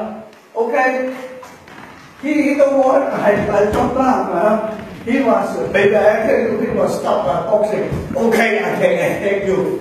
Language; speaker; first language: English; non-native, learner; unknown